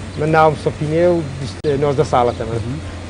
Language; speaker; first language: Danish; non-native, fluent; Central Kurdish